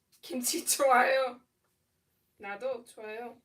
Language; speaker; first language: Korean; non-native, learner; English